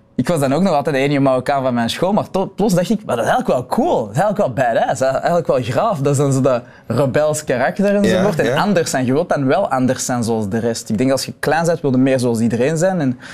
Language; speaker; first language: Dutch; early bilingual, other home language; Arabic